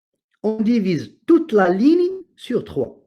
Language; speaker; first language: French; non-native, local second language; Arabic